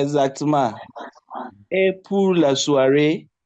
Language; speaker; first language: French; non-native, learner; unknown